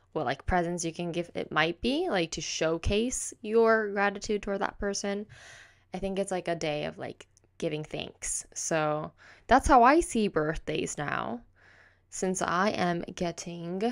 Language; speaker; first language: English; native; English